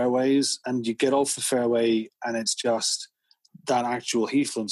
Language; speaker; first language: English; native; English